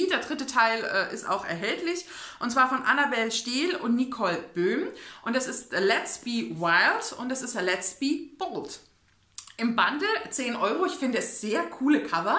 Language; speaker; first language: German; native; German